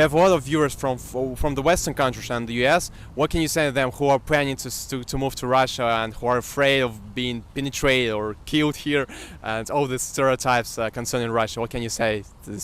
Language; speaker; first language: English; non-native, fluent; Russian